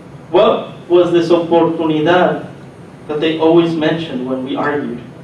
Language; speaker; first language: English; early bilingual, other home language; Spanish